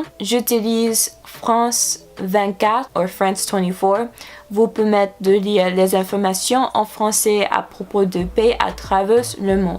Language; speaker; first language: French; non-native, learner; English